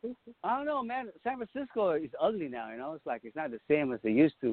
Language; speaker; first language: English; non-native, local second language; Pampanga